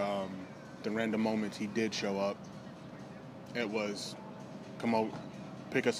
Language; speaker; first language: English; native; English